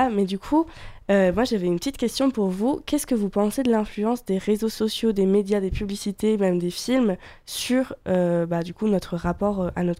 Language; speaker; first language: French; native; French